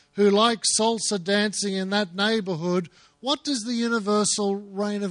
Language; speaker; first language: English; native; English